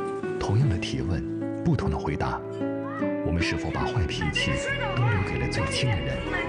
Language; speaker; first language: Chinese; native; Chinese